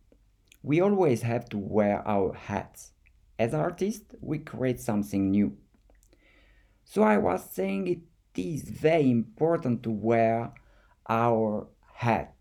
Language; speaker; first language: English; non-native, fluent; French